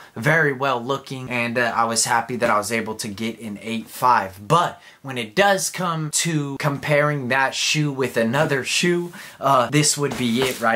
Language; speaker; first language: English; native; English